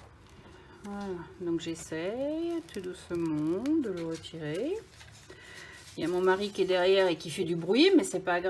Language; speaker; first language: French; native; French